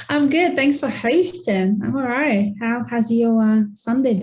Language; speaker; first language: English; non-native, fluent; Russian